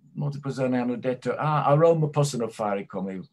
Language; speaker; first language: Italian; non-native, fluent; English